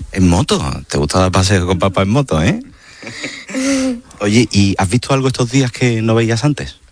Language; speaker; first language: Spanish; native; Spanish